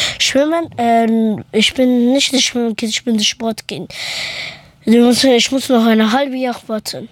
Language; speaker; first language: German; early bilingual, other home language; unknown